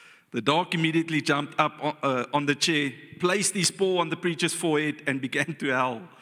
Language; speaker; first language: English; non-native, local second language; Afrikaans